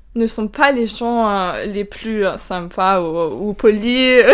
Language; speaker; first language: French; non-native, fluent; German